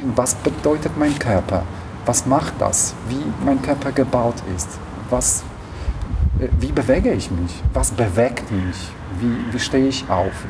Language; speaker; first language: German; non-native, fluent; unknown